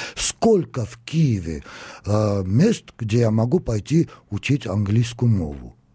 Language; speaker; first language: Russian; non-native, local second language; Armenian